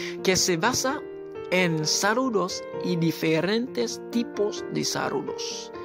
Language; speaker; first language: Spanish; non-native, local second language; Haitian Creole